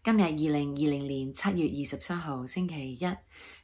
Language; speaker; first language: Cantonese; non-native, fluent; English